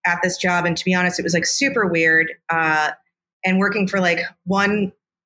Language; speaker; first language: English; native; English